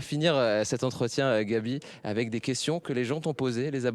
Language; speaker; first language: French; native; French